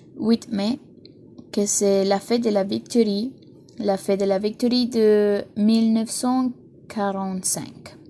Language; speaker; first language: French; non-native, learner; Spanish